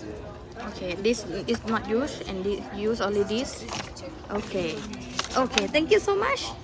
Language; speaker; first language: English; non-native, learner; Thai